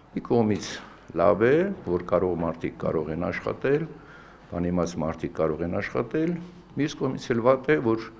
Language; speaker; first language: Armenian; native; Armenian